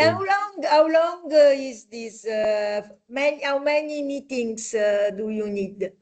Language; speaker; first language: English; non-native, fluent; Italian